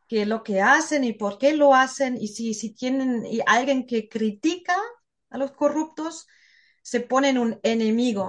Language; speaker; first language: Spanish; non-native, fluent; German